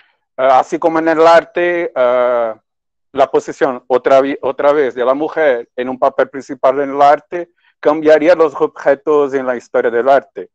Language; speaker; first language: Spanish; non-native, fluent; Portuguese